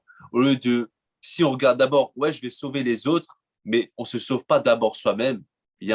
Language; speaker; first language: French; native; French